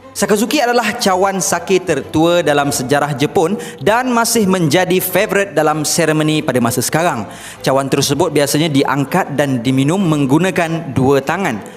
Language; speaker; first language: Malay; native; Malay